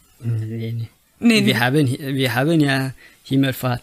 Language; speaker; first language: German; non-native, learner; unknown